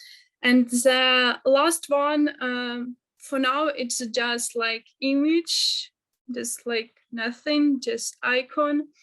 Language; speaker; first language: English; non-native, fluent; Ukrainian